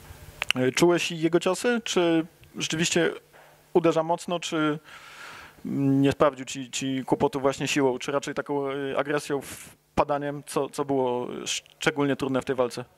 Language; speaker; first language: Polish; native; Polish